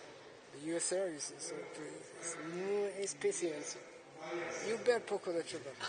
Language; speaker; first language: Spanish; non-native, learner; English